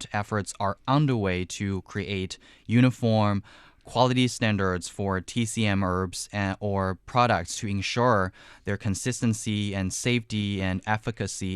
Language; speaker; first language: English; non-native, fluent; Chinese